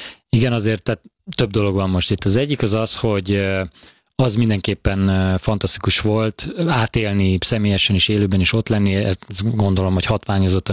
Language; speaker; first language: Hungarian; native; Hungarian